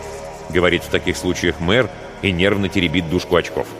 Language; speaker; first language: Russian; native; Russian